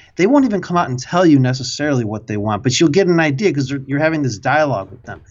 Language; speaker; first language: English; native; English